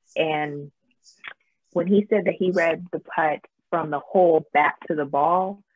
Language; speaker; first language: English; native; English